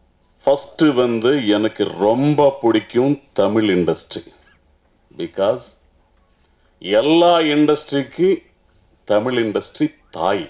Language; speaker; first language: Tamil; non-native, learner; Telugu